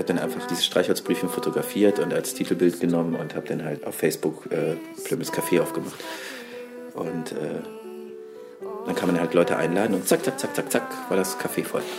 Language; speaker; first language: German; native; German